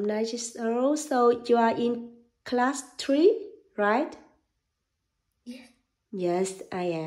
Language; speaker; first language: English; non-native, learner; Vietnamese